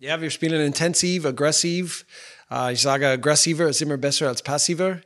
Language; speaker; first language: German; non-native, fluent; English